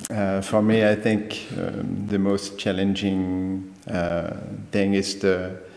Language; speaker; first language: English; non-native, fluent; French